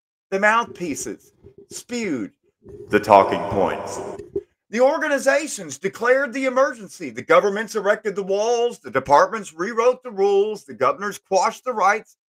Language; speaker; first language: English; native; English